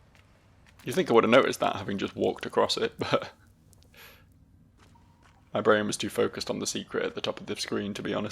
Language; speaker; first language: English; native; English